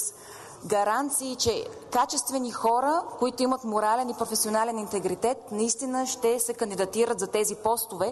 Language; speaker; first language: Bulgarian; native; Bulgarian